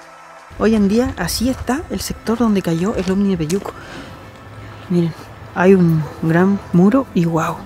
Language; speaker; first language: Spanish; native; Spanish